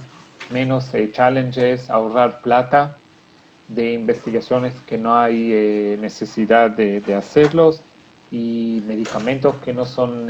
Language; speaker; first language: Spanish; non-native, fluent; Hebrew